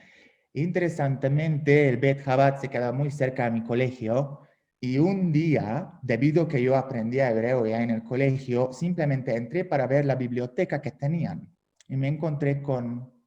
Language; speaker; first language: Spanish; non-native, fluent; Hungarian